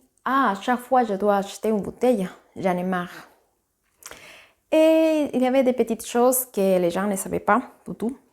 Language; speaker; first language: French; non-native, fluent; Spanish